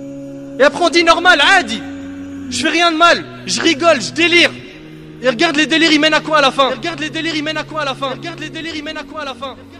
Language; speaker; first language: French; native; French